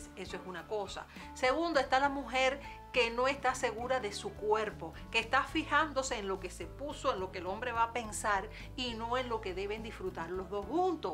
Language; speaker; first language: Spanish; native; Spanish